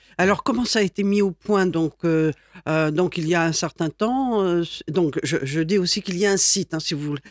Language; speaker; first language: French; native; French